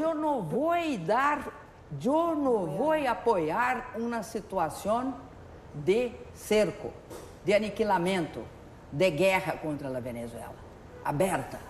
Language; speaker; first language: Spanish; non-native, learner; Portuguese